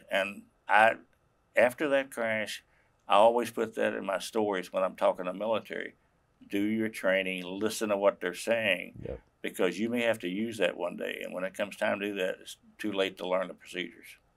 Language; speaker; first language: English; native; English